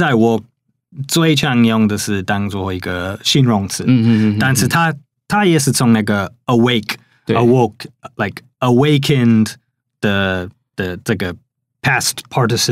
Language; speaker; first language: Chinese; non-native, fluent; English